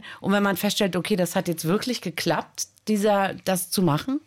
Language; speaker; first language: German; native; German